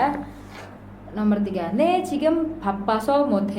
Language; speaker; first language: Korean; non-native, fluent; Indonesian